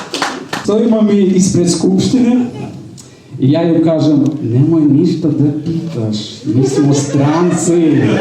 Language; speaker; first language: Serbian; non-native, fluent; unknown